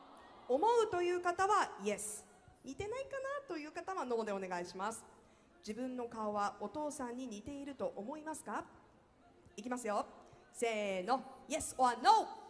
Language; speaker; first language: Japanese; native; Japanese